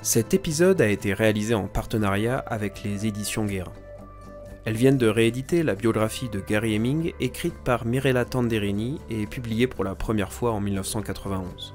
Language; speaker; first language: French; native; French